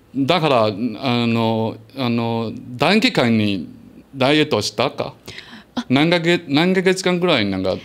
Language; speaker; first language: Japanese; non-native, learner; Chinese